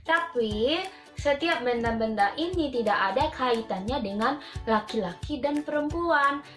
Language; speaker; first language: Indonesian; non-native, local second language; Minangkabau